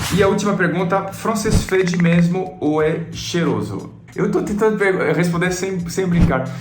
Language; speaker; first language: Portuguese; non-native, fluent; French